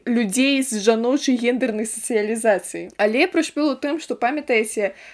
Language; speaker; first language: Belarusian; native; Belarusian